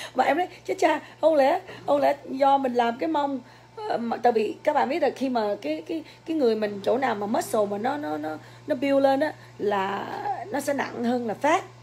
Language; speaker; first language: Vietnamese; early bilingual, other home language; English